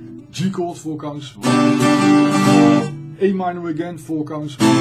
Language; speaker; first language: English; non-native, fluent; Dutch